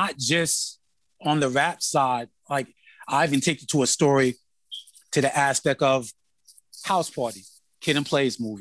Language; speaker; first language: English; native; English